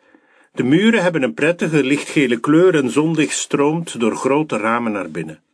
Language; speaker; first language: Dutch; native; Dutch